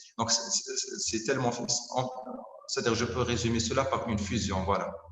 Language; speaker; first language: French; non-native, local second language; Arabic